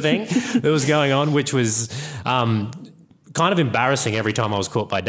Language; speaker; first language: English; native; English